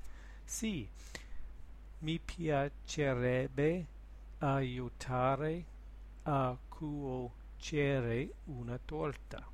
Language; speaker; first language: Italian; non-native, learner; English